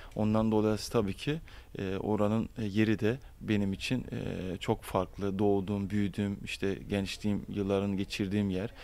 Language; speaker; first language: Turkish; early bilingual, heritage; Turkish